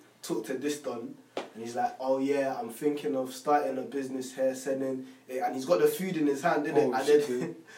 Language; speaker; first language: English; native; English